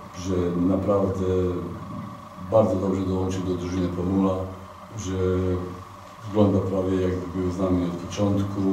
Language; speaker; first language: Polish; non-native, fluent; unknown